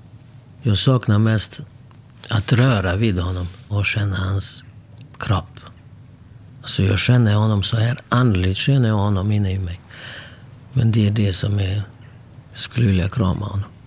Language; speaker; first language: Swedish; non-native, fluent; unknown